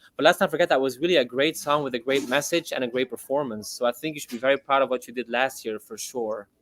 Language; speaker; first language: English; non-native, fluent; Dutch